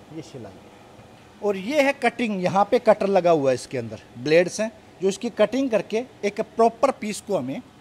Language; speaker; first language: Hindi; native; Hindi